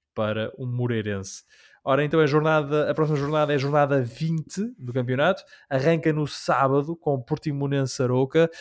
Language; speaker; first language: Portuguese; early bilingual, heritage; English